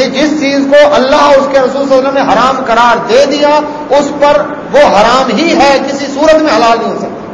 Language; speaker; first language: Urdu; non-native, local second language; Saraiki